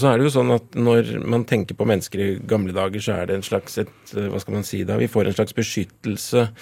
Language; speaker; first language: Norwegian; native; Norwegian